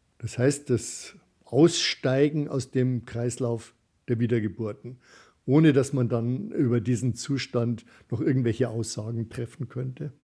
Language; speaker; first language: German; native; German